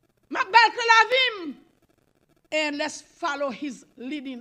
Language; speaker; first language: English; non-native, learner; Haitian Creole